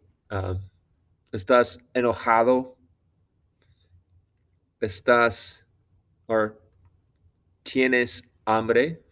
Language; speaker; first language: Spanish; non-native, fluent; English